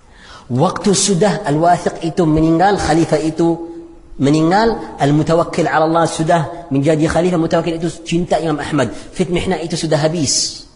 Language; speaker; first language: Indonesian; non-native, fluent; Arabic